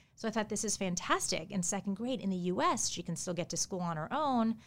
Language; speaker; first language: English; early bilingual, other home language; Japanese